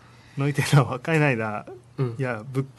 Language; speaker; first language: Vietnamese; non-native, learner; Japanese